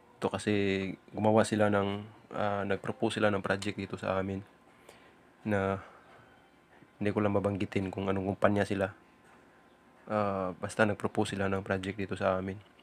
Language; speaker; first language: Filipino; non-native, local second language; Cebuano